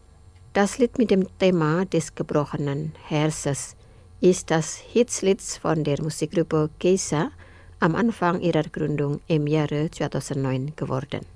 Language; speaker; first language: German; non-native, fluent; Indonesian